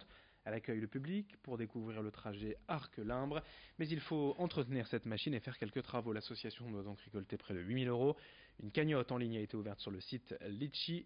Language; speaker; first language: French; native; French